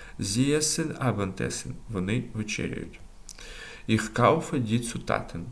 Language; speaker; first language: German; non-native, learner; Ukrainian